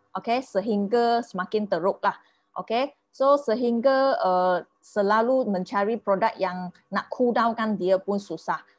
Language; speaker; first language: Malay; non-native, local second language; Chinese